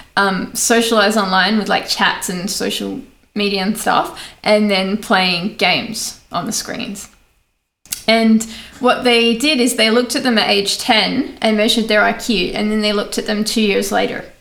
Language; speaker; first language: English; native; English